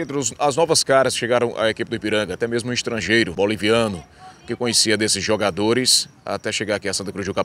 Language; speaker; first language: Portuguese; native; Portuguese